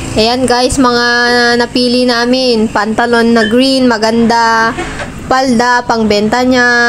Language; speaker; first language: Filipino; non-native, local second language; Iloko